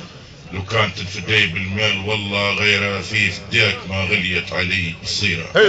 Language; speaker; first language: Arabic; native; Arabic